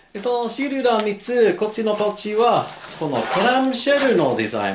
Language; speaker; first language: Japanese; non-native, learner; English